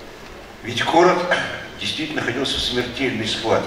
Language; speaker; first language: Russian; native; Russian